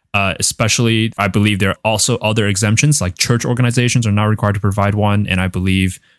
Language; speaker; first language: English; non-native, fluent; Chinese